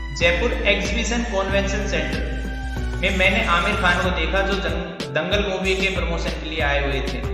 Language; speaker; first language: Hindi; native; Hindi